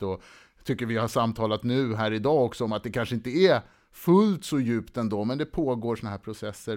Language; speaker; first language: Swedish; native; Swedish